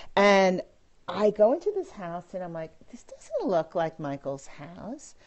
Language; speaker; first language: English; native; English